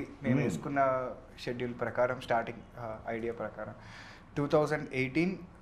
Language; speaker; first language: Telugu; native; Telugu